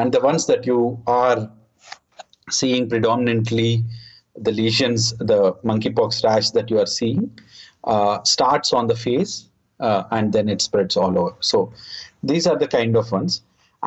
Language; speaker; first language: English; non-native, local second language; Telugu